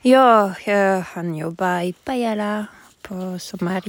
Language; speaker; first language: Swedish; non-native, learner; French